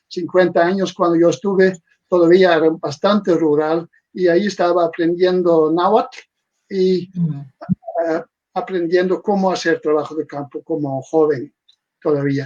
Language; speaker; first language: Spanish; non-native, fluent; Dutch